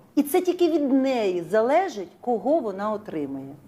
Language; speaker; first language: Ukrainian; native; Ukrainian